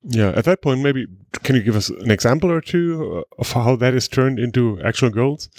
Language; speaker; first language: English; non-native, fluent; German